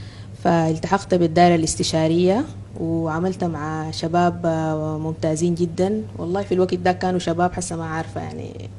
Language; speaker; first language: Arabic; native; Arabic